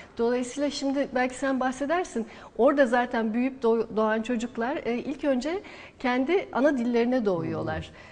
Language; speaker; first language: Turkish; native; Turkish